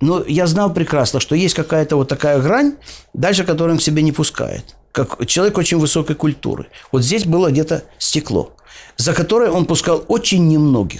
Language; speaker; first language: Russian; native; Russian